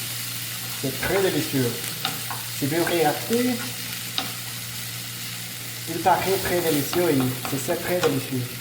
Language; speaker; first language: French; non-native, learner; Spanish